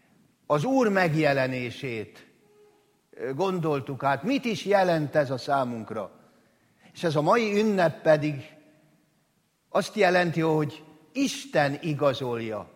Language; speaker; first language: Hungarian; native; Hungarian